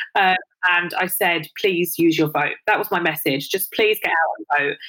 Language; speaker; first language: English; native; English